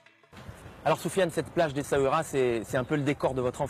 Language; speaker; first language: French; native; French